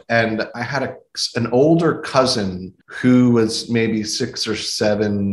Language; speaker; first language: English; native; English